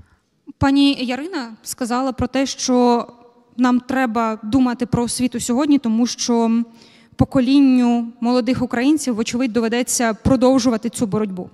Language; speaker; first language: Ukrainian; native; Ukrainian